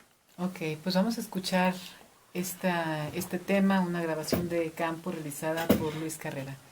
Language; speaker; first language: Spanish; native; Spanish